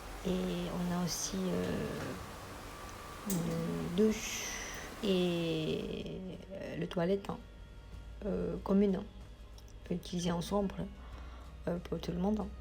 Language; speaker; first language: French; non-native, fluent; Japanese